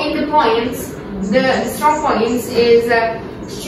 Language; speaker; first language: English; non-native, learner; Indonesian